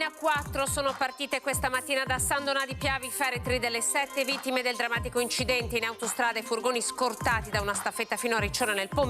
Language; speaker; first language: Italian; native; Italian